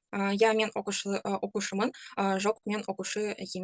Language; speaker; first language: Kazakh; non-native, learner; Russian